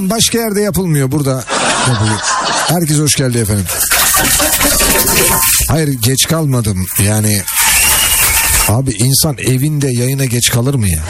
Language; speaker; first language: Turkish; native; Turkish